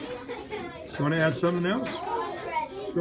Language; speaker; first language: English; native; English